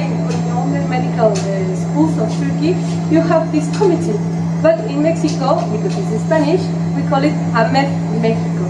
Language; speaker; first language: English; non-native, fluent; Spanish